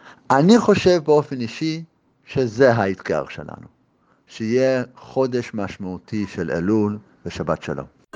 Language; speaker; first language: Hebrew; native; Hebrew